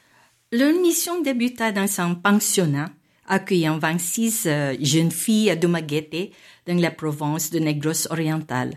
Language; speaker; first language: French; non-native, fluent; Filipino